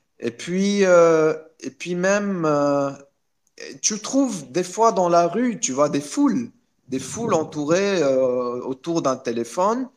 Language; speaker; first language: French; non-native, local second language; Arabic